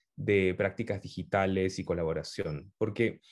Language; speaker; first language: Spanish; native; Spanish